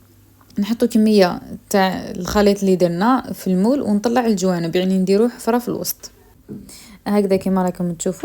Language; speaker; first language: Arabic; native; Arabic